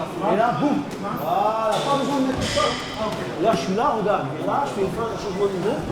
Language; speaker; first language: French; native; French